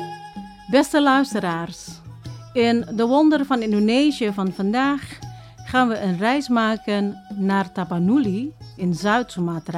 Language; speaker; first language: Dutch; non-native, fluent; Indonesian